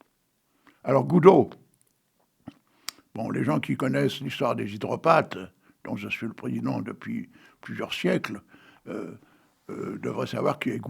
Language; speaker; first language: French; native; French